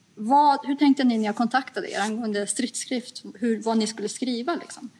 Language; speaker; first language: Swedish; early bilingual, other home language; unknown